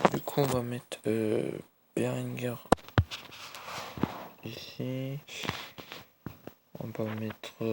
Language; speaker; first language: French; native; French